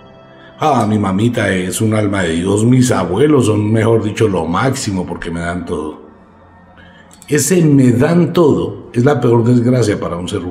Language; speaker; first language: Spanish; native; Spanish